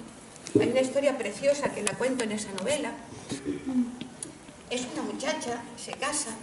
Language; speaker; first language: Spanish; native; Spanish